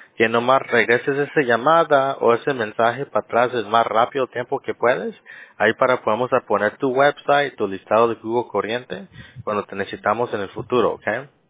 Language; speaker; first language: Spanish; early bilingual, heritage; Spanish